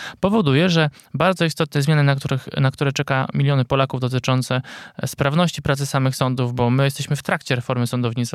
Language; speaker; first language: Polish; native; Polish